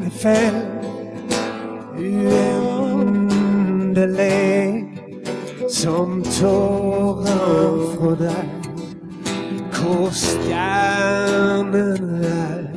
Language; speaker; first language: Norwegian; native; Norwegian